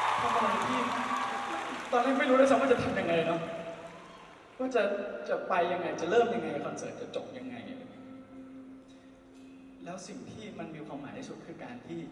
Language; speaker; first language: Thai; native; Thai